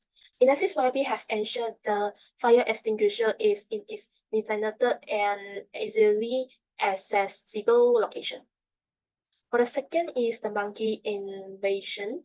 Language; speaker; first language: English; non-native, local second language; Malay